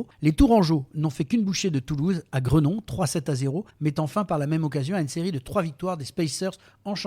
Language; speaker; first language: French; native; French